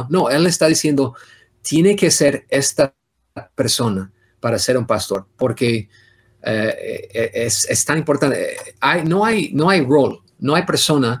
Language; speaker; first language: Spanish; non-native, fluent; English